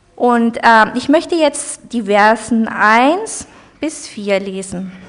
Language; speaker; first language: German; early bilingual, heritage; German